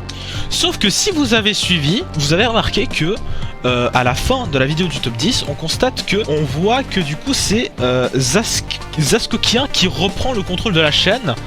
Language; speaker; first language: French; native; French